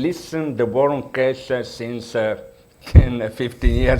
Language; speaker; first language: English; non-native, learner; Italian